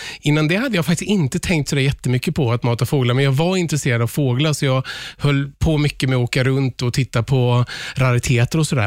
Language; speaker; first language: Swedish; native; Swedish